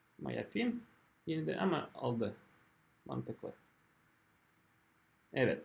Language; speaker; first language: Turkish; non-native, fluent; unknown